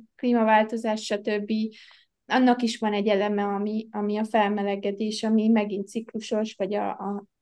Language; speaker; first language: Hungarian; native; Hungarian